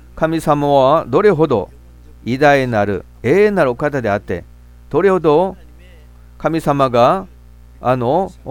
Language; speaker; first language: Japanese; non-native, fluent; Korean